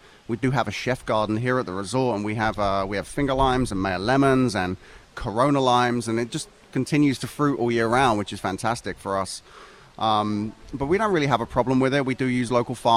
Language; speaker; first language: English; native; English